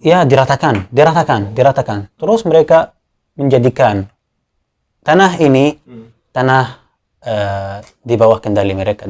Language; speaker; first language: Indonesian; non-native, fluent; Arabic